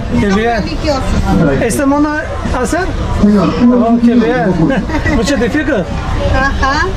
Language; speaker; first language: Spanish; non-native, learner; Turkish